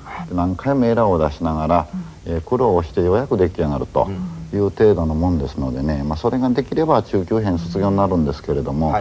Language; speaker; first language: Japanese; native; Japanese